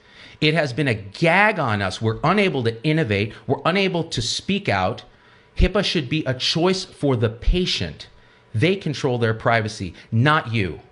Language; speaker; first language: English; native; English